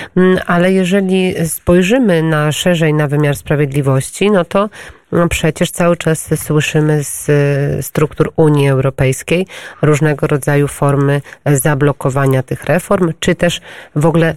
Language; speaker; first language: Polish; native; Polish